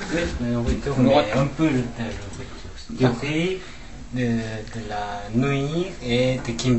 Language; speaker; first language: French; non-native, learner; Korean